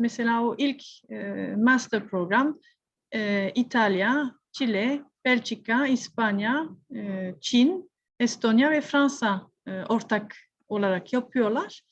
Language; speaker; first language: Turkish; non-native, fluent; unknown